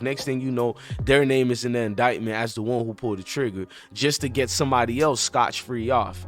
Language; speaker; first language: English; native; English